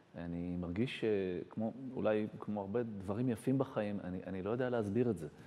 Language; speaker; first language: Hebrew; native; Hebrew